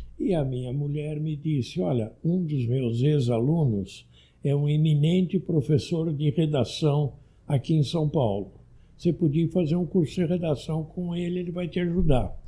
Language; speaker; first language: Portuguese; early bilingual, other home language; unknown